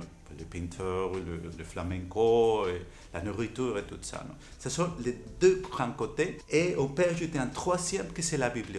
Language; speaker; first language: French; non-native, fluent; Spanish